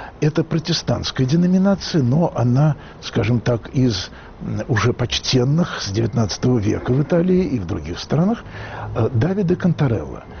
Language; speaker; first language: Russian; native; Russian